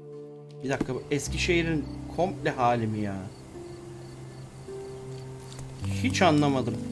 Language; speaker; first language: Turkish; native; Turkish